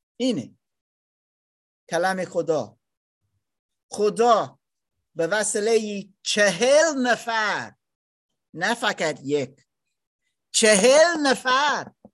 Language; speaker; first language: Persian; non-native, learner; German